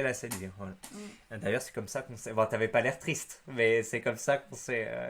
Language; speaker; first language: French; native; French